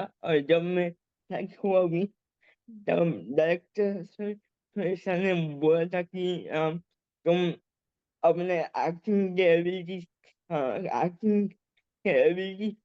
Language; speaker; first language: Hindi; early bilingual, heritage; Hindi